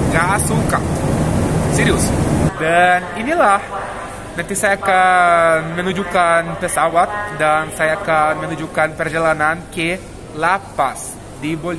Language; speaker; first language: Indonesian; non-native, fluent; Portuguese